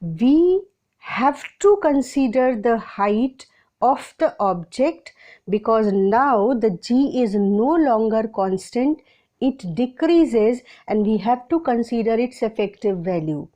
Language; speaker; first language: English; non-native, local second language; Hindi